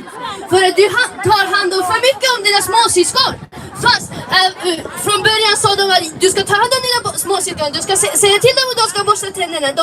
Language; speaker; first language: Swedish; early bilingual, other home language; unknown